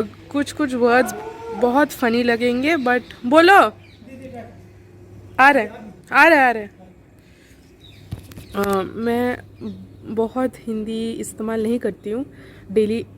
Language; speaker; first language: Hindi; non-native, local second language; Bangla